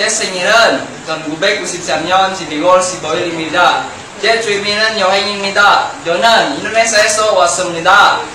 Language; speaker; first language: Korean; non-native, learner; Indonesian